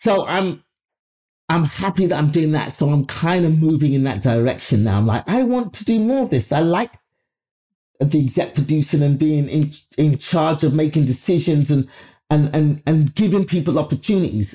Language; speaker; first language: English; native; English